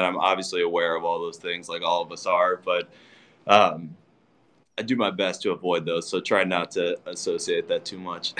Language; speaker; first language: English; native; English